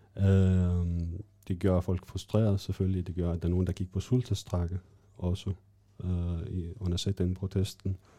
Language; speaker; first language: Danish; non-native, fluent; Arabic